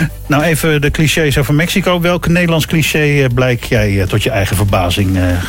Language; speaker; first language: Dutch; native; Dutch